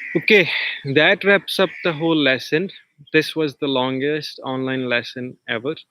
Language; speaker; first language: English; non-native, local second language; Punjabi